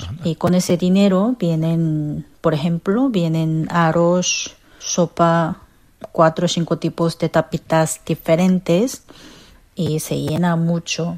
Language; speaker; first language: Spanish; non-native, fluent; Korean